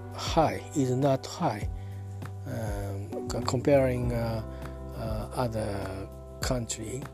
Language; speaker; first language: English; non-native, learner; Japanese